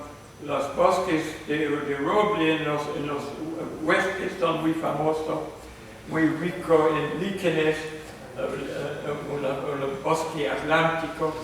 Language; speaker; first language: Spanish; non-native, fluent; English